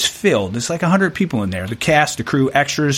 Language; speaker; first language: English; native; English